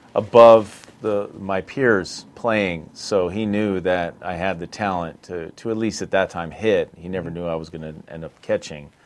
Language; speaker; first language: English; native; English